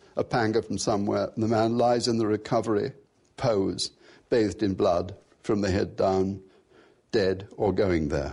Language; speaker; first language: English; native; English